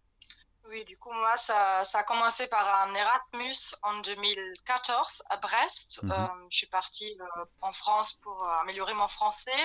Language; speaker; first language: French; non-native, fluent; German